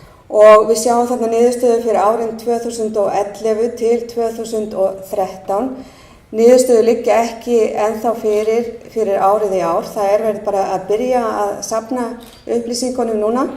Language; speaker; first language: Icelandic; native; Icelandic